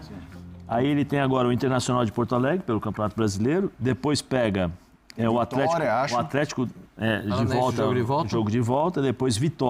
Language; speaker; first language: Portuguese; native; Portuguese